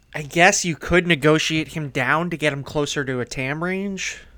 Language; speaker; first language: English; native; English